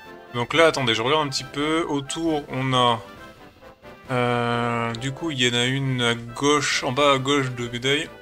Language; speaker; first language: French; native; French